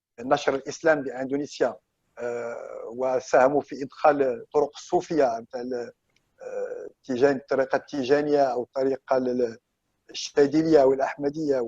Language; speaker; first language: Arabic; native; Arabic